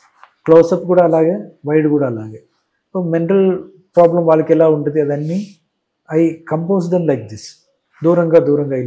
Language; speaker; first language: Telugu; non-native, learner; Malayalam